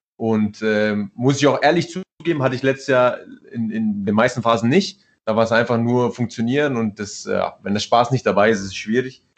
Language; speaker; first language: German; early bilingual, other home language; Italian